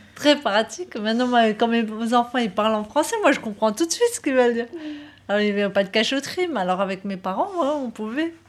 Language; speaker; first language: French; early bilingual, other home language; Turkish